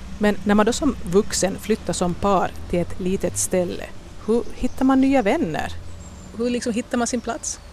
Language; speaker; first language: Swedish; native; Swedish